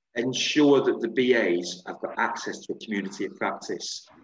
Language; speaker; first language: English; native; English